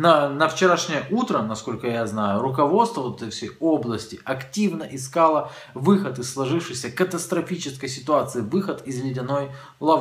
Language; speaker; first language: Russian; native; Russian